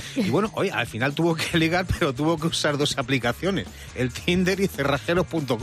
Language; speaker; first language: Spanish; native; Spanish